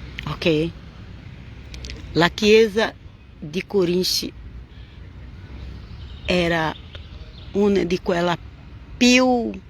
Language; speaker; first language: Italian; non-native, fluent; Portuguese